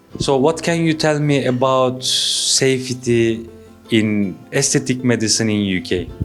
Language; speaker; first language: English; non-native, fluent; Turkish